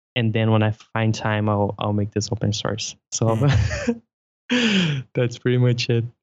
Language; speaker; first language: English; non-native, fluent; Portuguese